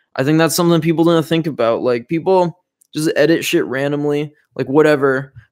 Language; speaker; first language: English; native; English